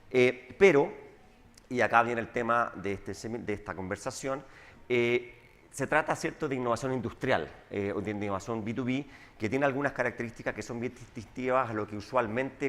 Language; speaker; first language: Spanish; native; Spanish